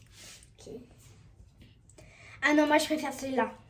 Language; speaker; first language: French; native; French